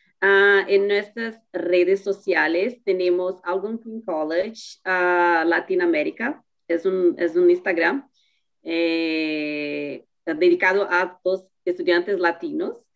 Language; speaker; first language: Spanish; non-native, fluent; Portuguese